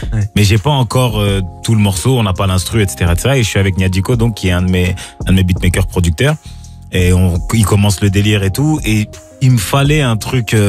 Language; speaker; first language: French; early bilingual, other home language; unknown